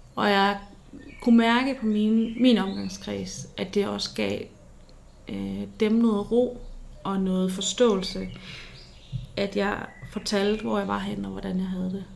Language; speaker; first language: Danish; native; Danish